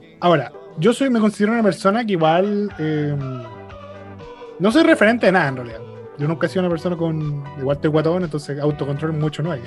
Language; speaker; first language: Spanish; native; Spanish